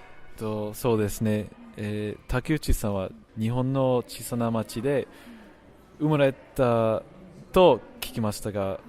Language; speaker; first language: Japanese; non-native, fluent; English